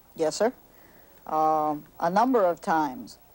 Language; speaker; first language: English; native; English